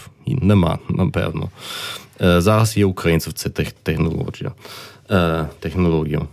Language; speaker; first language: Ukrainian; non-native, learner; German